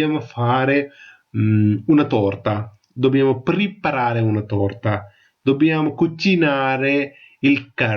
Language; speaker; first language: Italian; non-native, fluent; Tamil